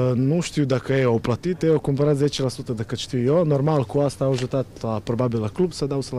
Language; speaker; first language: Romanian; non-native, fluent; Croatian